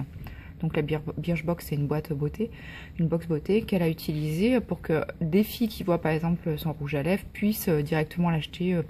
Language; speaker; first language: French; native; French